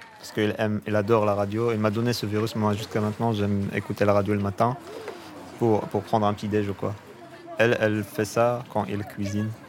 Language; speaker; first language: French; non-native, local second language; Arabic